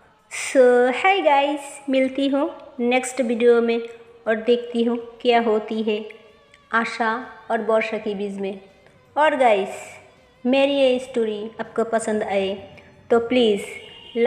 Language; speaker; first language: Hindi; non-native, local second language; Bangla